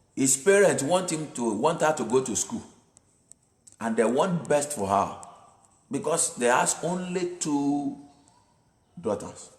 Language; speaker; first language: English; non-native, local second language; Yoruba